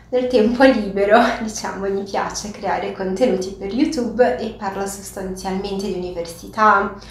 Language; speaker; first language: Italian; non-native, fluent; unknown